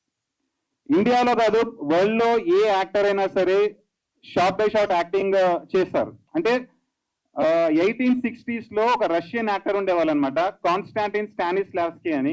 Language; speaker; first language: Telugu; native; Telugu